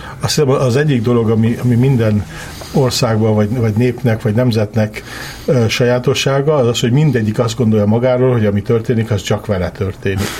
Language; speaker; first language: Hungarian; early bilingual, heritage; Hungarian